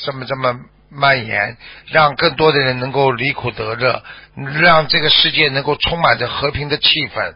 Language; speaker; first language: Chinese; native; Chinese